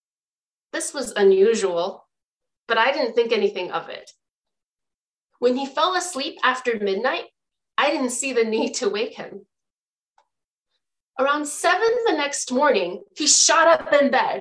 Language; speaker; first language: English; early bilingual, other home language; Chinese